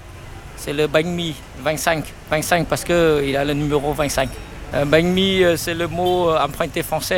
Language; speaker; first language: French; non-native, local second language; Vietnamese